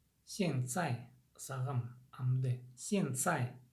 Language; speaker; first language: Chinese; non-native, learner; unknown